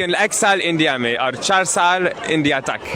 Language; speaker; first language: Hindi; non-native, learner; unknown